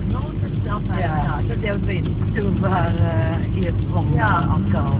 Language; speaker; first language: Latvian; non-native, learner; Dutch